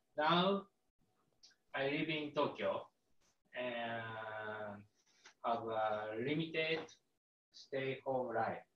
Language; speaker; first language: English; non-native, learner; Japanese